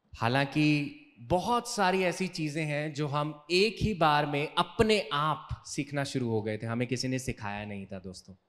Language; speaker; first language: Hindi; native; Hindi